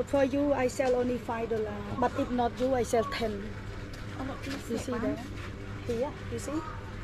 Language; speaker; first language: English; non-native, learner; Khmer